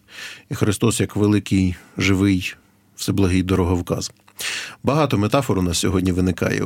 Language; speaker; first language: Ukrainian; native; Ukrainian